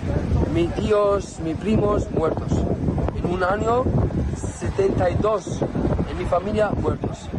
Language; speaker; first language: Spanish; non-native, learner; Arabic